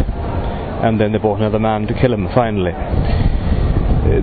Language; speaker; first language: English; native; English